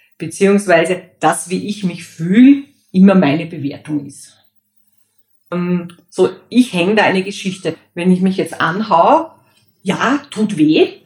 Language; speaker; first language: German; native; German